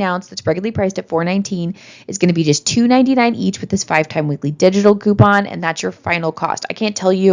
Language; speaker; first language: English; native; English